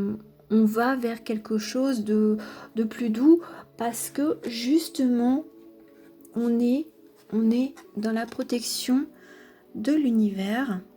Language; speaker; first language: French; native; French